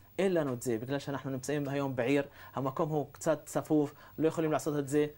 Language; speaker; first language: Hebrew; non-native, local second language; Arabic